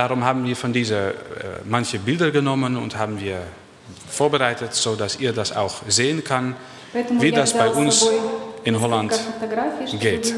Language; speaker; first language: German; non-native, learner; Dutch